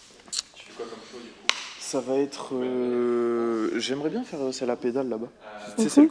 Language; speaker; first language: French; native; French